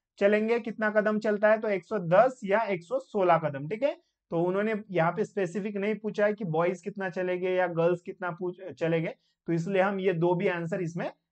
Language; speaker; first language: Hindi; non-native, local second language; Marathi